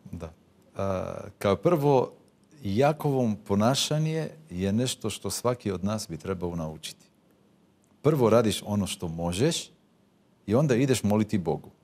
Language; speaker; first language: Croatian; non-native, fluent; Hebrew